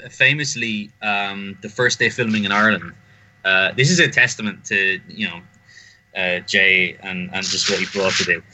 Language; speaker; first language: English; native; English